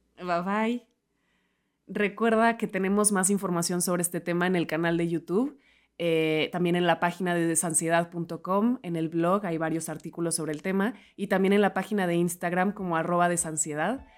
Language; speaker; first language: Spanish; native; Spanish